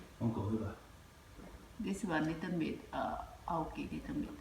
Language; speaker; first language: English; non-native, learner; Thai